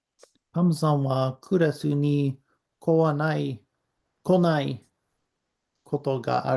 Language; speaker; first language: Japanese; non-native, learner; English